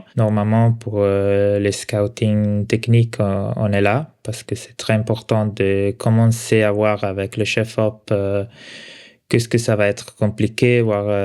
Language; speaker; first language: French; non-native, local second language; Italian